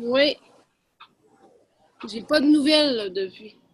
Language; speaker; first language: French; native; French